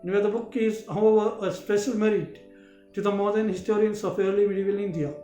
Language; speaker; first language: English; non-native, local second language; Malayalam